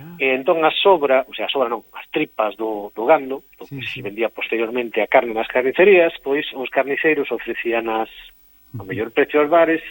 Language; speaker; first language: Galician; native; Galician